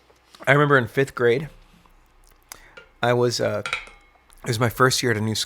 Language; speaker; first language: English; native; English